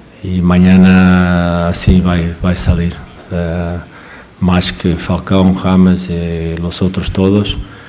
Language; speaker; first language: Spanish; non-native, fluent; Portuguese